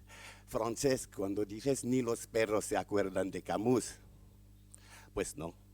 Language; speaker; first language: Spanish; non-native, fluent; Arabic